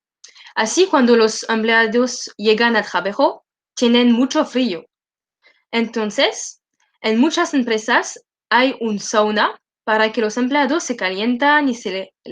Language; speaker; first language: Spanish; non-native, learner; French